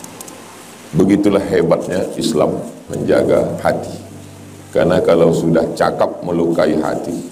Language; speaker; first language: Malay; native; Malay